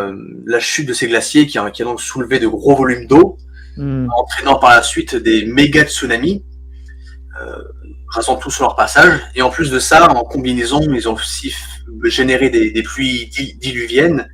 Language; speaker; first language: French; native; French